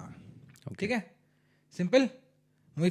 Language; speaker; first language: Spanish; non-native, learner; Hindi